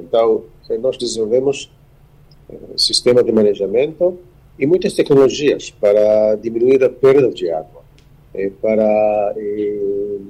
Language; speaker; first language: Portuguese; non-native, fluent; Hebrew